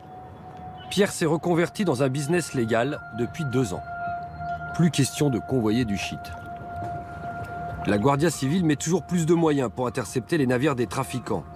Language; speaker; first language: French; native; French